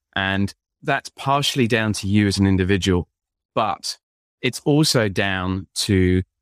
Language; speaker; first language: English; native; English